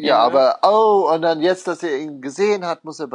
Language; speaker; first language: German; non-native, fluent; English